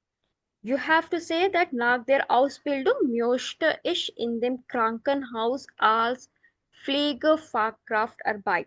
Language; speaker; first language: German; non-native, fluent; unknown